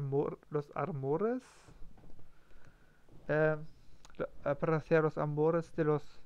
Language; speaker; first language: Spanish; non-native, learner; German